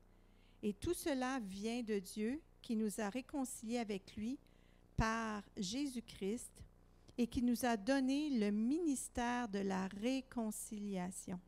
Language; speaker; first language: French; native; French